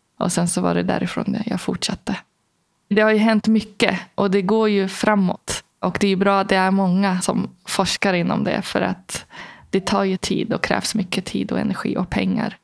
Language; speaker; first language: Swedish; early bilingual, other home language; Arabic